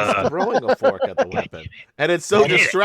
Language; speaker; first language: English; native; English